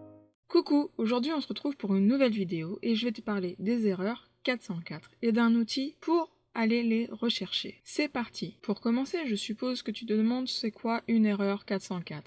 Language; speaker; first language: French; native; French